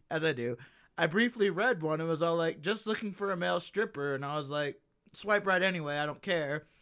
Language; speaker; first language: English; native; English